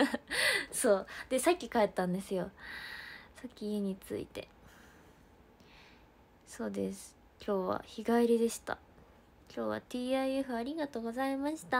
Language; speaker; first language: Japanese; native; Japanese